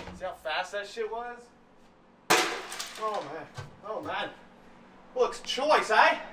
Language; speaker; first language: English; native; English